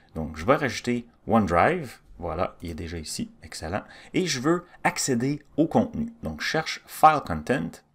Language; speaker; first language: French; native; French